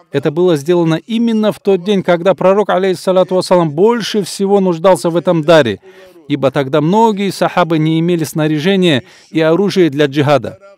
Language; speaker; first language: Russian; non-native, local second language; Avaric